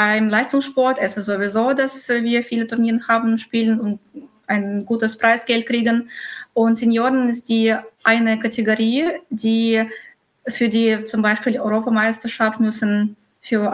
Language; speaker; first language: German; non-native, fluent; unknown